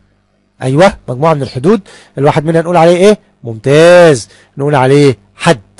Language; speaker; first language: Arabic; native; Arabic